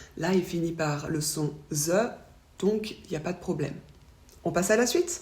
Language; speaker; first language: French; native; French